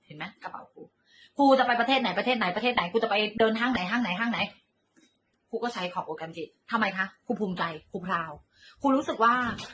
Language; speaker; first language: Thai; native; Thai